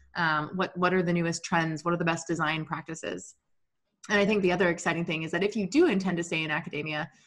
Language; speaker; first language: English; native; English